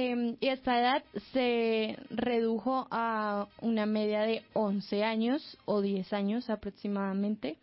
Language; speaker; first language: Spanish; native; Spanish